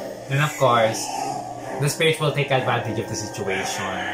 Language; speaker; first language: English; non-native, local second language; Filipino